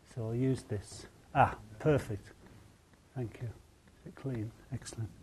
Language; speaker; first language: English; native; English